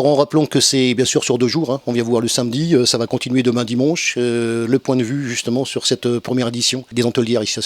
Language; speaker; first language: French; native; French